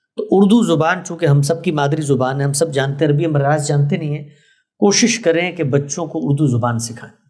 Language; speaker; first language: Urdu; native; Urdu